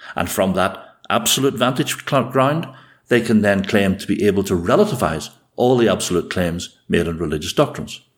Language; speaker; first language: English; native; English